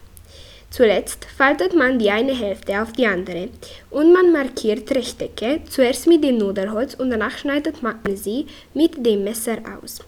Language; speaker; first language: German; non-native, local second language; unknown